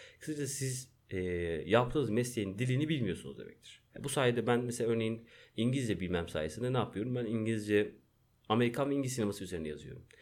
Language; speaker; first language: Turkish; native; Turkish